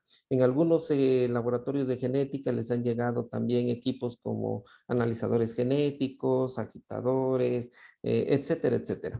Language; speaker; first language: Spanish; native; Spanish